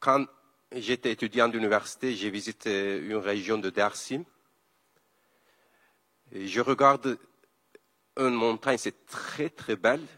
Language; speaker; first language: French; non-native, learner; Kurdish